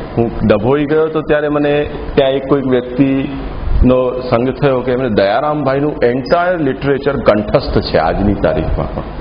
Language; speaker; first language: Gujarati; native; Gujarati